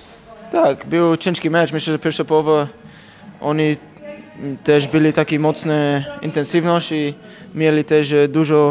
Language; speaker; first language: Polish; non-native, learner; English